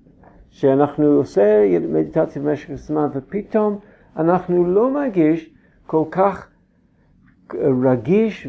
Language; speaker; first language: Hebrew; non-native, fluent; English